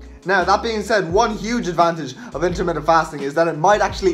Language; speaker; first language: English; native; English